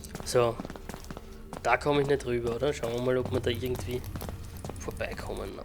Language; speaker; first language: German; native; German